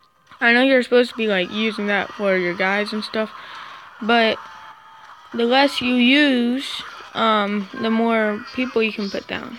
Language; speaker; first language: English; native; English